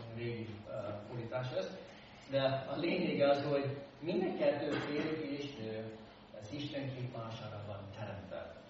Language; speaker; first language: Hungarian; non-native, fluent; English